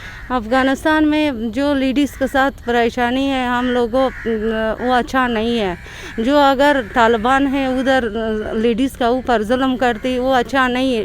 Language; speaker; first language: Hindi; non-native, learner; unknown